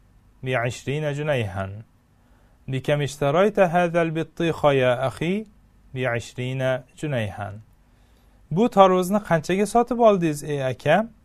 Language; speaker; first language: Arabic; non-native, fluent; Uzbek